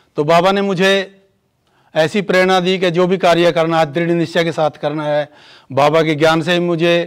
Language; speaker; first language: Hindi; native; Hindi